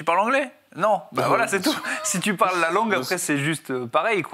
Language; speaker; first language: French; native; French